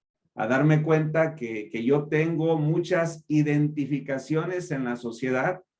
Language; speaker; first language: Spanish; native; Spanish